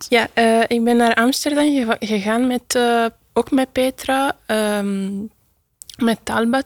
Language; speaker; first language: Dutch; non-native, learner; Italian